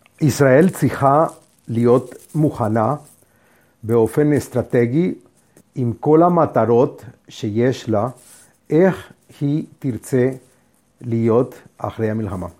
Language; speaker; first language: Hebrew; non-native, fluent; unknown